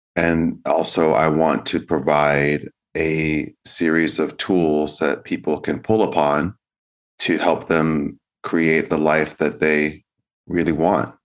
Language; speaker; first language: English; native; English